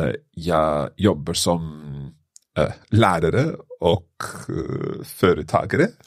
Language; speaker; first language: Swedish; non-native, learner; English